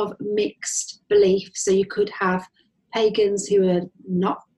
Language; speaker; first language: English; native; English